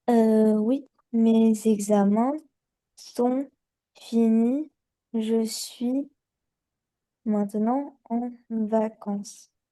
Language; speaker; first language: French; non-native, learner; Chinese